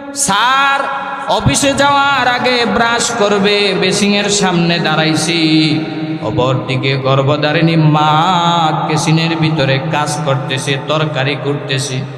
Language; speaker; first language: Bangla; native; Bangla